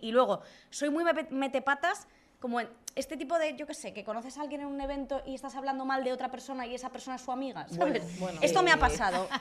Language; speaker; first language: Spanish; native; Spanish